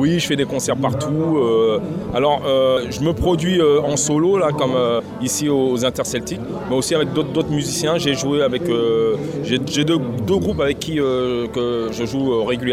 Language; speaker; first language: French; native; French